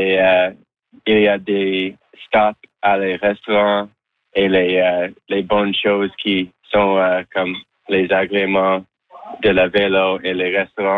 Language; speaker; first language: French; non-native, local second language; English